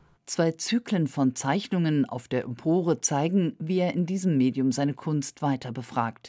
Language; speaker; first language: German; native; German